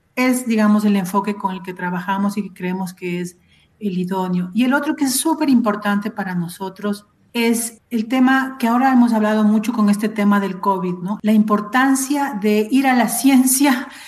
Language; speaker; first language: Spanish; native; Spanish